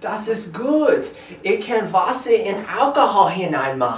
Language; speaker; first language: German; non-native, learner; English